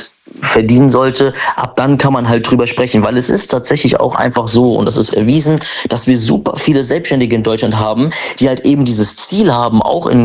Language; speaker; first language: German; native; German